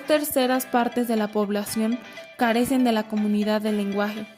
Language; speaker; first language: Spanish; native; Spanish